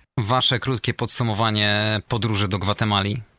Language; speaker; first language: Polish; native; Polish